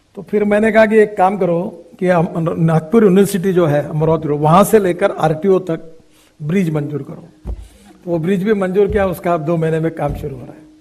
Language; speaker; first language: Hindi; non-native, local second language; Marathi